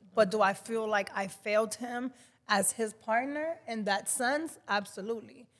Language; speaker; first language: English; non-native, fluent; Spanish